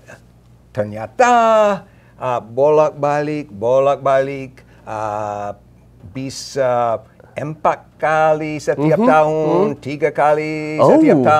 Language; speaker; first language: Indonesian; non-native, learner; English